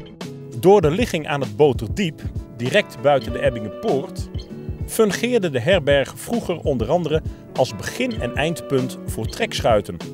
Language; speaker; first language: Dutch; native; Dutch